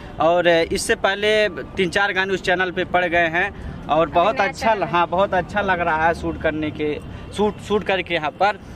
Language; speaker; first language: Hindi; native; Hindi